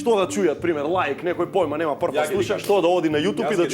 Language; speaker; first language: Macedonian; native; Macedonian